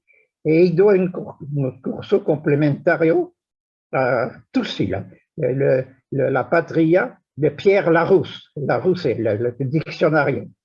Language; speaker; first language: Spanish; non-native, fluent; French